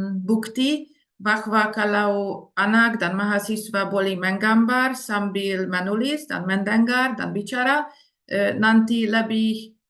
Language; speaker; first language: Indonesian; non-native, fluent; Hungarian